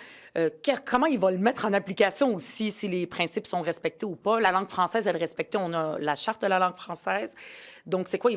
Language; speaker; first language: French; early bilingual, other home language; Arabic